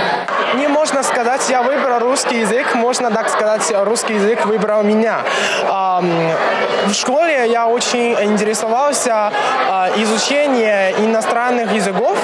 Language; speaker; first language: Russian; non-native, fluent; Chinese